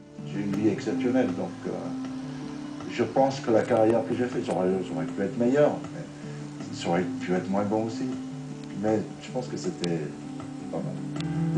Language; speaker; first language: French; non-native, fluent; Italian